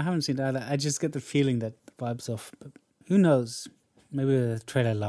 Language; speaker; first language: English; non-native, fluent; Norwegian